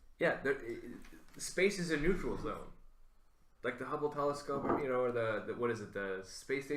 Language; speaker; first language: English; native; English